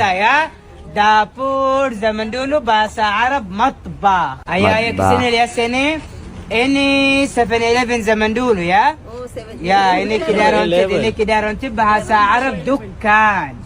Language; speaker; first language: Indonesian; non-native, learner; Arabic